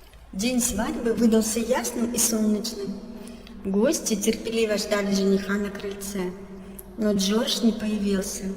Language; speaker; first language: Russian; native; Russian